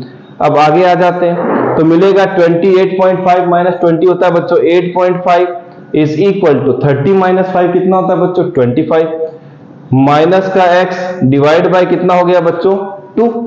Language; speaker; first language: Hindi; native; Hindi